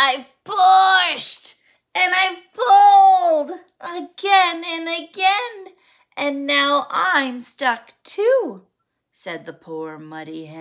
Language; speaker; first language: English; native; English